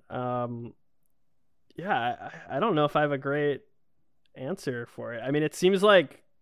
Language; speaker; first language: English; native; English